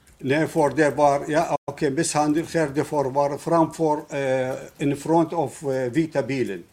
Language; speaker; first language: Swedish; non-native, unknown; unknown